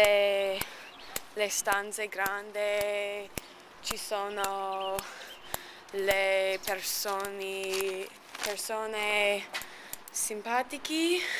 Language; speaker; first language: Italian; non-native, learner; English